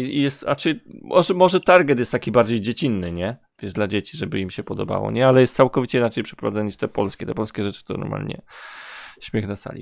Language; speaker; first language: Polish; native; Polish